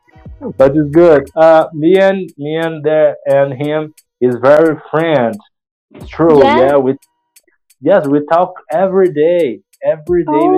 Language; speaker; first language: English; non-native, learner; Portuguese